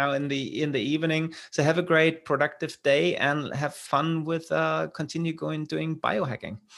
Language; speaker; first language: English; non-native, fluent; German